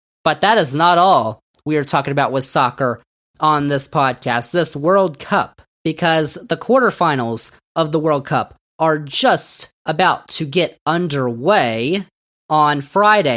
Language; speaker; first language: English; native; English